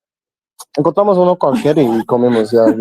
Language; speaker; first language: Spanish; non-native, learner; English